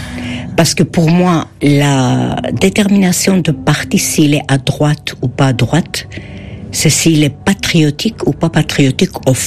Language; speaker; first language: French; non-native, fluent; Greek